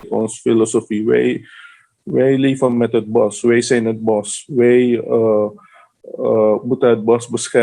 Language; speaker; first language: Dutch; non-native, local second language; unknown